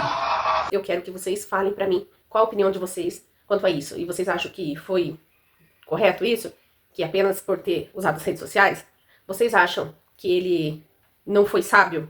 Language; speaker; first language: Portuguese; native; Portuguese